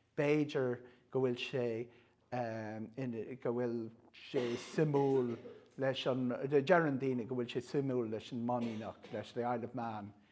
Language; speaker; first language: Irish; non-native, local second language; English